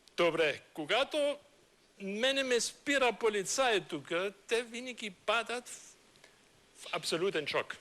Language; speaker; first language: Bulgarian; non-native, fluent; German